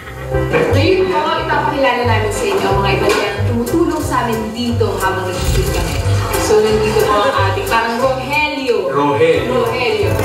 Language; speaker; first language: Filipino; native; Filipino